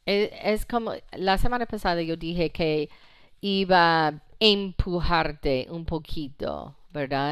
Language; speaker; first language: Spanish; non-native, fluent; English